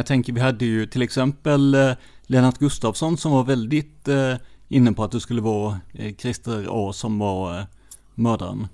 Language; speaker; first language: Swedish; native; Swedish